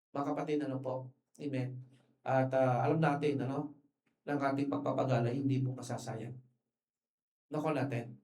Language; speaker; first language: Filipino; non-native, local second language; Iloko